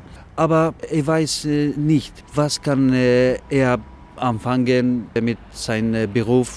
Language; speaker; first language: German; non-native, learner; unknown